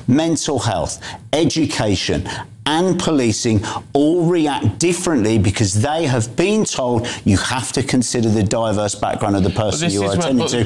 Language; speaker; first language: English; native; English